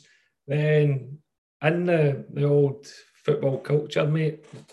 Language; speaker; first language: English; native; English